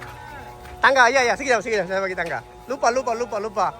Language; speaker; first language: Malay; non-native, learner; Bangla